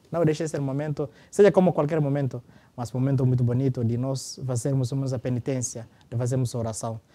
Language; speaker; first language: Portuguese; non-native, fluent; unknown